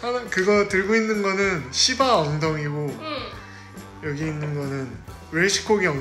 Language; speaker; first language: Korean; native; Korean